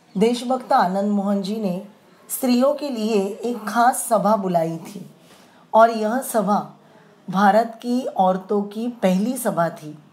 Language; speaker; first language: Hindi; non-native, local second language; Marathi